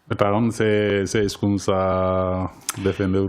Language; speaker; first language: Basque; non-native, learner; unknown